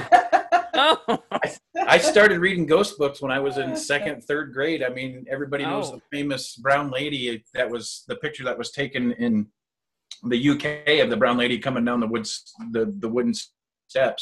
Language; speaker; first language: English; native; English